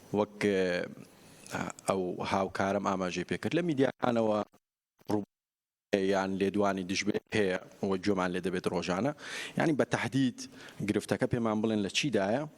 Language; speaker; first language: Central Kurdish; native; Central Kurdish